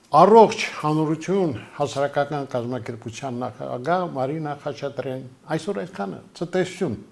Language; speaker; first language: Armenian; native; Armenian